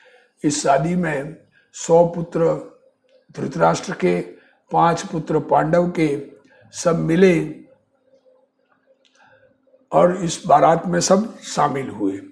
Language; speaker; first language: Hindi; native; Hindi